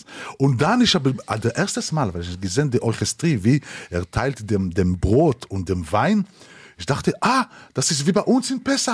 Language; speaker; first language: German; non-native, learner; Hebrew